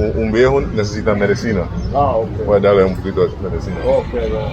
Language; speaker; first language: Spanish; non-native, learner; English